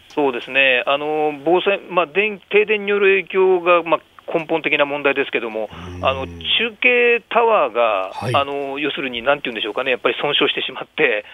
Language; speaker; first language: Japanese; native; Japanese